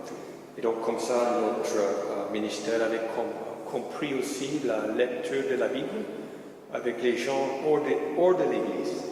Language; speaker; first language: French; non-native, fluent; English